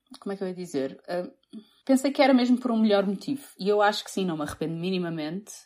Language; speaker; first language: Portuguese; native; Portuguese